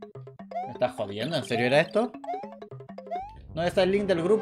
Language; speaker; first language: Spanish; native; Spanish